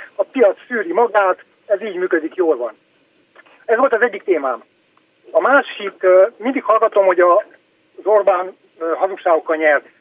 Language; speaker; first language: Hungarian; native; Hungarian